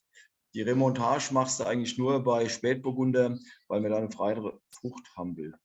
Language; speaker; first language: German; native; German